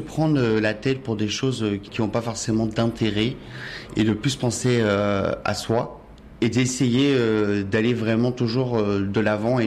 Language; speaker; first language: French; early bilingual, other home language; Latvian